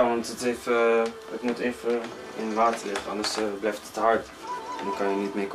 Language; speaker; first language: Dutch; early bilingual, other home language; Cantonese